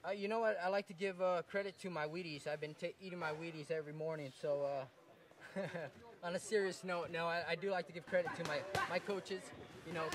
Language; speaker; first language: English; native; English